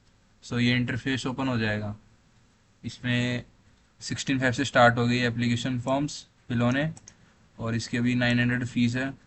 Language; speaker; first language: Hindi; native; Hindi